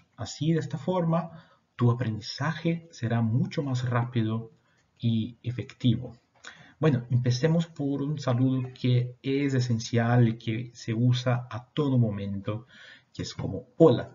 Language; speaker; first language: Spanish; non-native, fluent; Portuguese